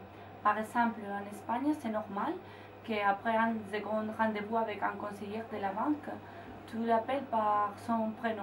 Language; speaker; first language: French; non-native, fluent; Spanish